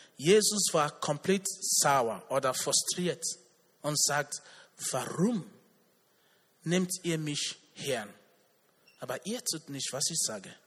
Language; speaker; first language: German; non-native, learner; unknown